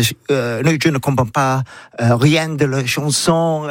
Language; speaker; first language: French; non-native, learner; English